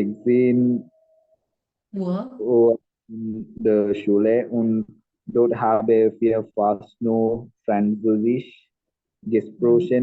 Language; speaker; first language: German; non-native, learner; Malayalam